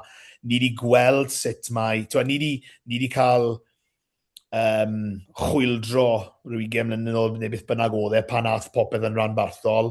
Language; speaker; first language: Welsh; native; Welsh